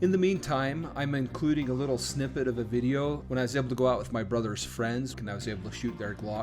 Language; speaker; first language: English; native; English